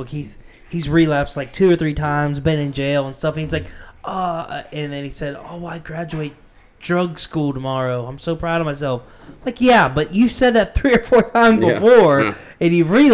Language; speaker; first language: English; native; English